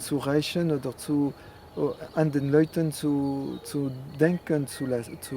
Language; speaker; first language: German; non-native, fluent; French